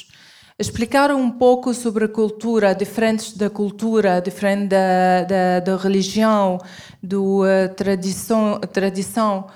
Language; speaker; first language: Portuguese; non-native, fluent; Arabic